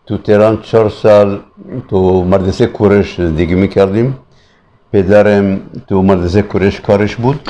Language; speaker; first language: Persian; early bilingual, other home language; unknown